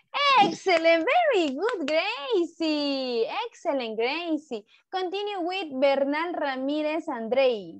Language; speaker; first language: English; non-native, fluent; Spanish